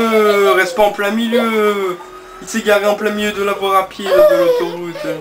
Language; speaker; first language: French; native; French